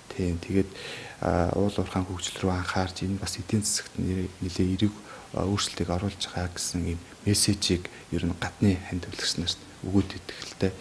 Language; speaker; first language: Mongolian; native; Mongolian